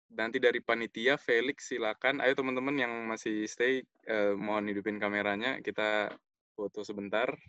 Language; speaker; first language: Indonesian; native; Indonesian